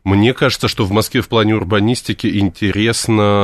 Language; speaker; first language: Russian; native; Russian